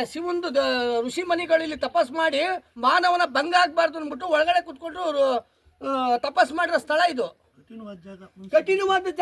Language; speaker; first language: Kannada; native; Kannada